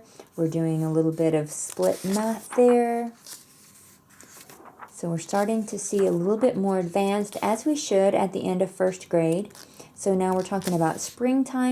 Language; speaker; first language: English; native; English